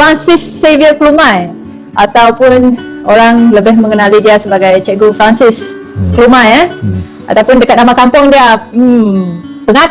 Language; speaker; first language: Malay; non-native, local second language; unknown